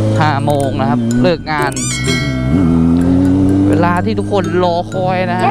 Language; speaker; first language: Thai; native; Thai